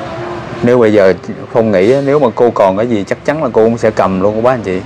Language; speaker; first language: Vietnamese; native; Vietnamese